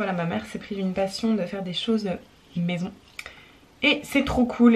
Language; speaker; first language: French; native; French